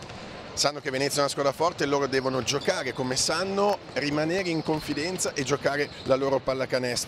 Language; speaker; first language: Italian; native; Italian